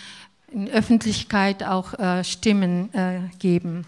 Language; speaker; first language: German; non-native, fluent; Korean